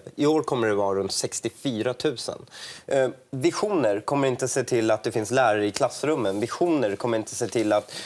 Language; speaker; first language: Swedish; early bilingual, other home language; Persian